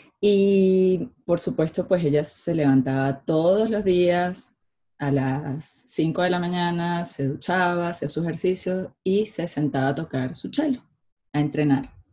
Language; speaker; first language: Spanish; native; Spanish